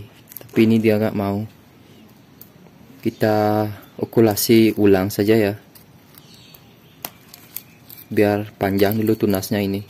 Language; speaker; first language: Indonesian; native; Indonesian